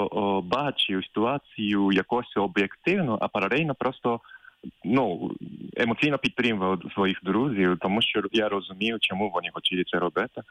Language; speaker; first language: Ukrainian; non-native, fluent; Japanese